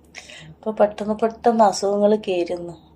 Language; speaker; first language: Malayalam; native; Malayalam